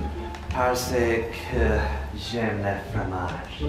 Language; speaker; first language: French; non-native, learner; English